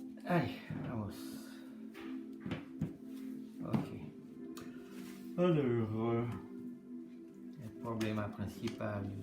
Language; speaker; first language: Spanish; non-native, learner; French